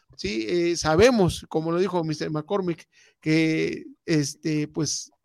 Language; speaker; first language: Spanish; native; Spanish